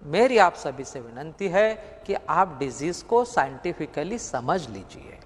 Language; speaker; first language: Hindi; non-native, local second language; Marathi